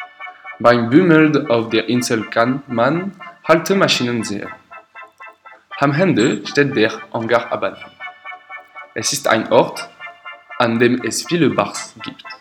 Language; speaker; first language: German; non-native, learner; French